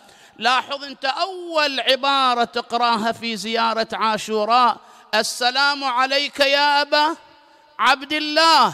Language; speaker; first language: Arabic; native; Arabic